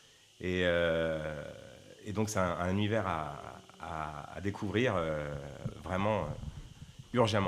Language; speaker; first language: French; native; French